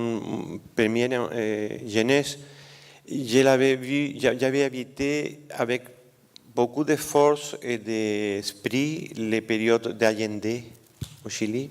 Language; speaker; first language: French; non-native, fluent; Spanish